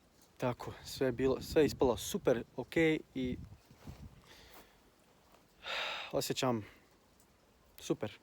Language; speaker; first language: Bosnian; early bilingual, heritage; Croatian